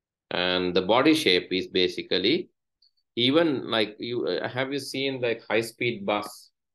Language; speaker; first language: English; non-native, local second language; Sinhala